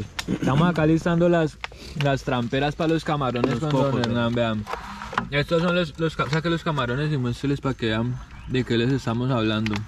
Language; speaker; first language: Spanish; native; Spanish